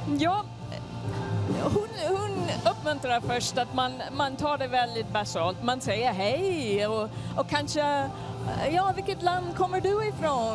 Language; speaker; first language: Swedish; non-native, fluent; English